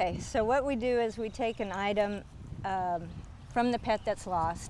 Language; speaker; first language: English; native; English